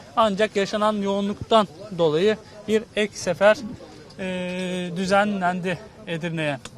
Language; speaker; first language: Turkish; native; Turkish